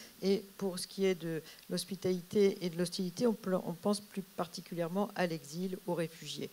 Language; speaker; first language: French; native; French